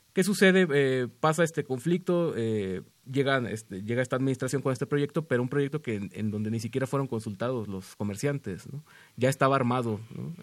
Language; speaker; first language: Spanish; native; Spanish